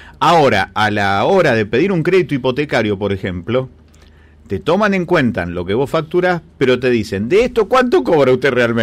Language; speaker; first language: Spanish; native; Spanish